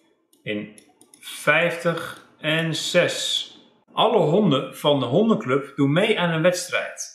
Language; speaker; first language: Dutch; native; Dutch